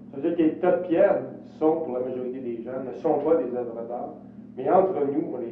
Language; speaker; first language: French; native; French